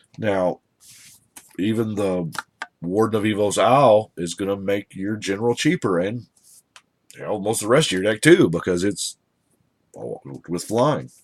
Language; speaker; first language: English; native; English